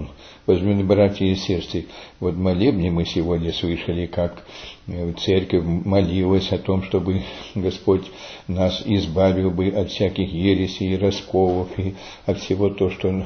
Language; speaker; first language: Russian; early bilingual, heritage; Russian